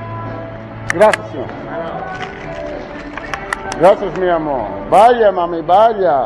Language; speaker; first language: Spanish; non-native, learner; English